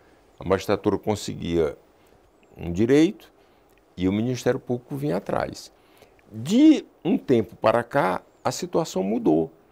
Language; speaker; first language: Portuguese; native; Portuguese